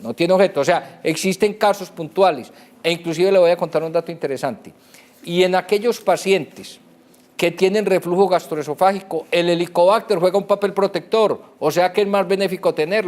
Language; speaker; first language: Spanish; native; Spanish